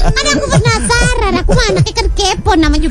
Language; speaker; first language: Indonesian; native; Indonesian